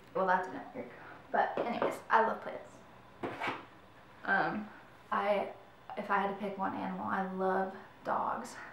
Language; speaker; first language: English; native; English